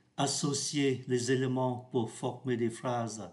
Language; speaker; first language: French; non-native, fluent; Vietnamese